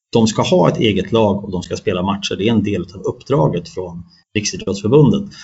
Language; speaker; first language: Swedish; native; Swedish